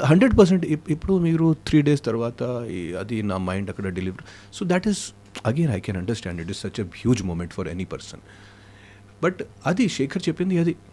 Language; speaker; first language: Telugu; non-native, fluent; Hindi